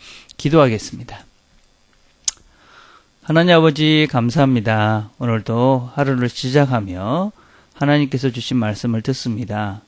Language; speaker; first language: Korean; native; Korean